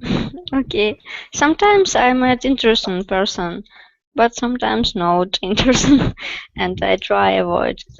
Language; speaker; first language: English; non-native, learner; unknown